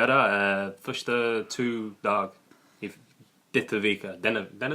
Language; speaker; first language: Norwegian; non-native, learner; English